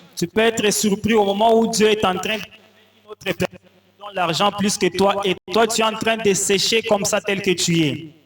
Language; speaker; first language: French; non-native, local second language; Swahili